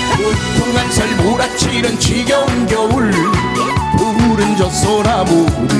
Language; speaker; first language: Korean; native; Korean